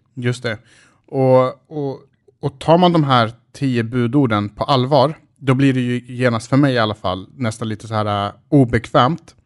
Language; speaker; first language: Swedish; early bilingual, other home language; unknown